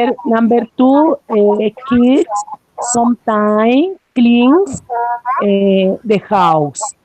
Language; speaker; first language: English; non-native, learner; Spanish